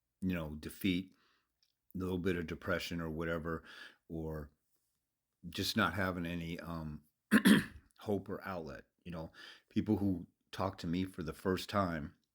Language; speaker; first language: English; native; English